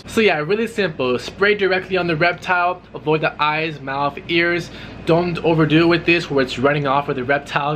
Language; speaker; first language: English; native; English